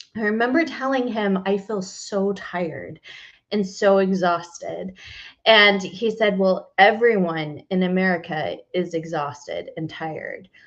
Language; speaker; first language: English; native; English